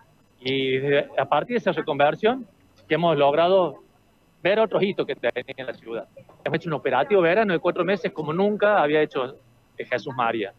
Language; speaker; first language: Spanish; native; Spanish